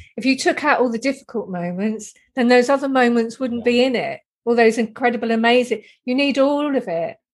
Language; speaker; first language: English; native; English